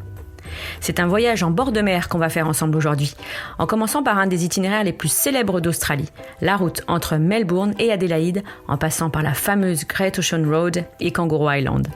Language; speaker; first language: French; native; French